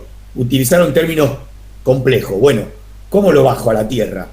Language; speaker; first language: Spanish; native; Spanish